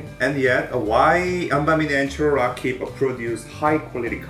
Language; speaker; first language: English; non-native, learner; Korean